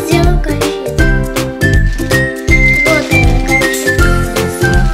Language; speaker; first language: Russian; early bilingual, heritage; Russian